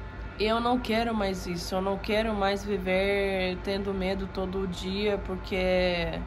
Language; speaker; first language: Portuguese; non-native, fluent; Russian